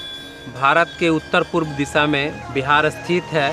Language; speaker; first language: Hindi; native; Hindi